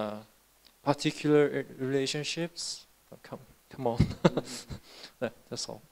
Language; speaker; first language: English; non-native, learner; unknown